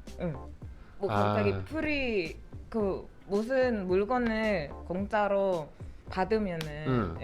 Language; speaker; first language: Korean; non-native, fluent; Indonesian